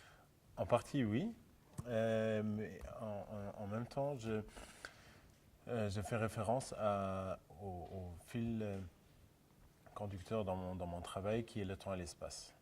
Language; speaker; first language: French; non-native, local second language; Luxembourgish